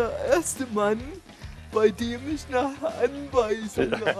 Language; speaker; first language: German; native; German